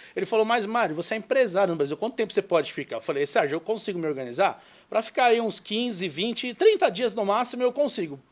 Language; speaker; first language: Portuguese; native; Portuguese